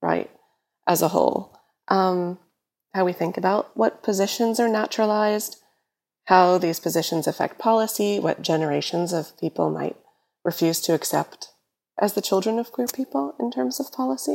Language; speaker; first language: English; native; English